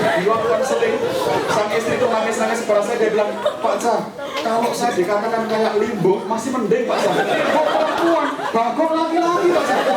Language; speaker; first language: Indonesian; native; Indonesian